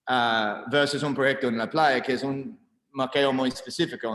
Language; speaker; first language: Spanish; non-native, learner; English